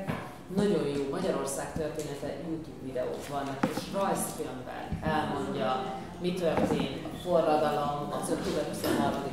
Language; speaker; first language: Hungarian; early bilingual, heritage; Hungarian